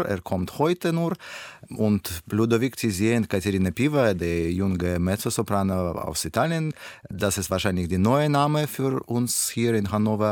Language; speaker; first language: German; non-native, learner; Russian